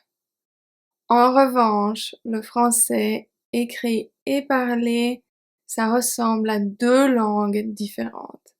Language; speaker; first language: French; native; French